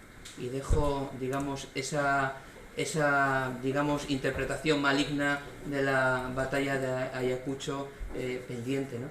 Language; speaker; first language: Spanish; native; Spanish